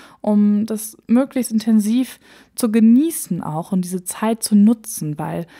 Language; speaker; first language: German; native; German